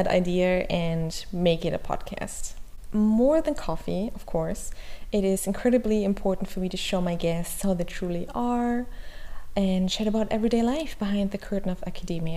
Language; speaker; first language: English; non-native, fluent; German